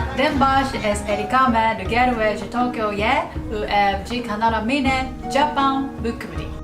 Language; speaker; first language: Kurdish; non-native, learner; Japanese